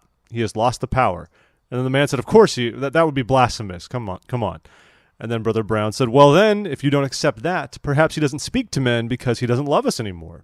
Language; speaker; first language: English; native; English